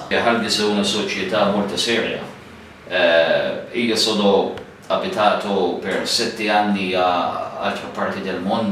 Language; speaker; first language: Italian; non-native, learner; English